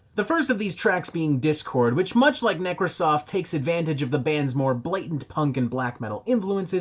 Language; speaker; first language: English; native; English